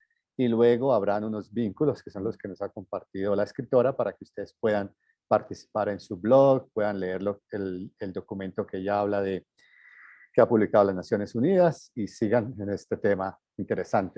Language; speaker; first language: Spanish; native; Spanish